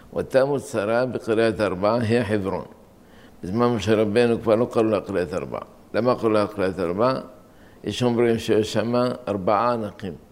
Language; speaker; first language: Hebrew; non-native, fluent; Arabic